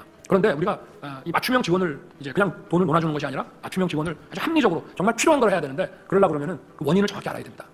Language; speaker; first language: Korean; native; Korean